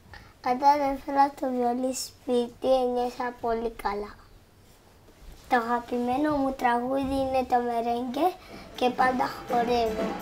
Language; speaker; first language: Greek; early bilingual, other home language; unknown